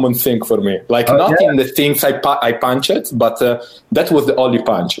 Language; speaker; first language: English; non-native, fluent; Italian